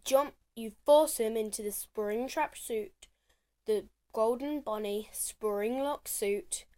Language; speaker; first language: English; native; English